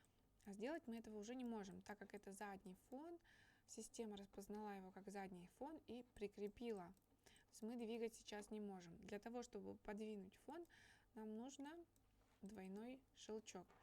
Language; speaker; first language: Russian; native; Russian